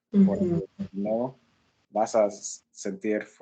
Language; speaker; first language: Spanish; non-native, learner; English